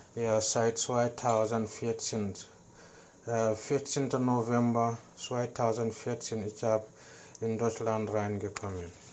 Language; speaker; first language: German; non-native, learner; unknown